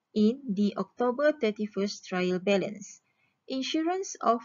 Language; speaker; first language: English; non-native, local second language; Malay